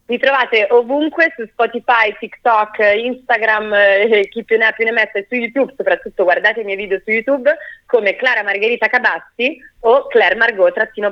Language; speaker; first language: Italian; native; Italian